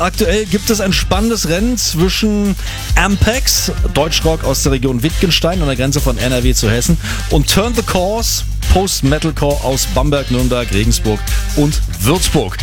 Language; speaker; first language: German; native; German